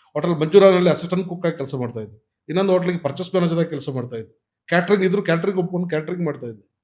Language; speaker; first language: Kannada; non-native, local second language; Malayalam